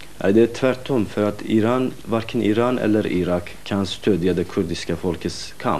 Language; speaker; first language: Swedish; non-native, fluent; Kurdish